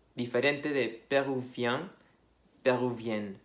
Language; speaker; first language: French; non-native, fluent; Spanish